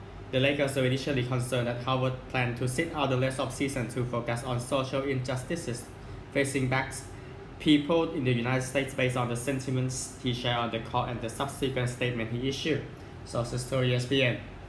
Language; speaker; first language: English; non-native, fluent; Thai